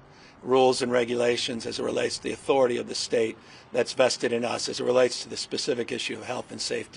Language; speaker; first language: English; native; English